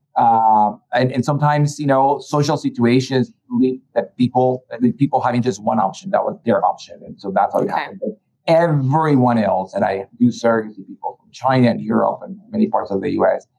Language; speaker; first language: English; early bilingual, other home language; Spanish